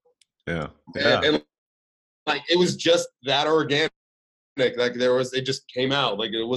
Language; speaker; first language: English; early bilingual, other home language; Arabic